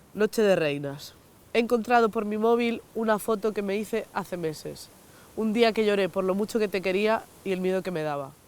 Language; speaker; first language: Spanish; native; Spanish